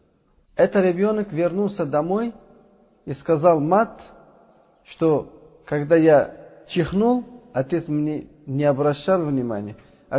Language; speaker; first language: Russian; non-native, local second language; Uzbek